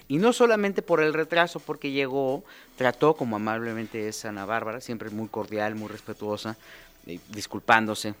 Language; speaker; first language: Spanish; native; Spanish